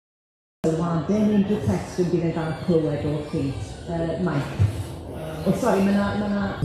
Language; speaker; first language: Welsh; native; Welsh